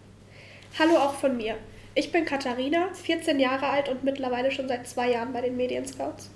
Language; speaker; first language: German; native; German